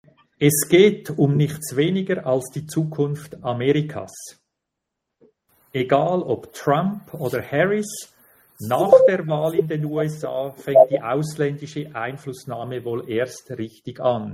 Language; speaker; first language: German; native; German